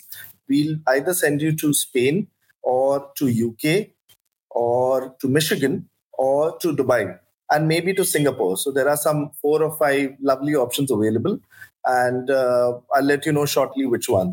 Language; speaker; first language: English; non-native, local second language; Hindi